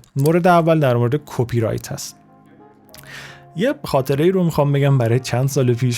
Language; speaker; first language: Persian; native; Persian